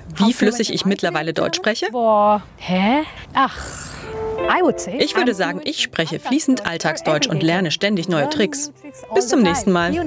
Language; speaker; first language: German; non-native, fluent; Bangla